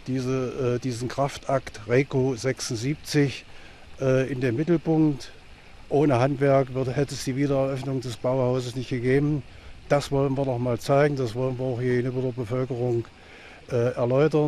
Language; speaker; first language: German; native; German